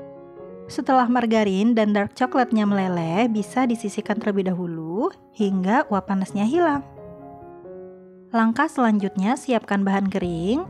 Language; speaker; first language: Indonesian; native; Indonesian